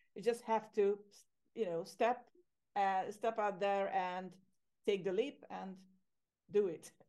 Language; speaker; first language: English; non-native, fluent; Hungarian